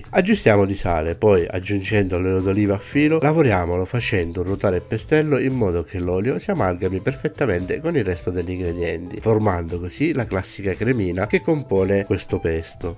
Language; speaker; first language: Italian; native; Italian